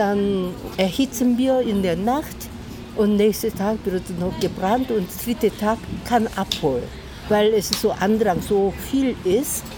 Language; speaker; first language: German; non-native, learner; Korean